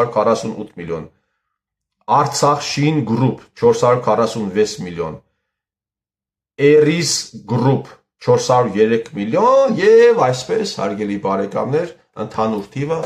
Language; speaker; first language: Armenian; native; Armenian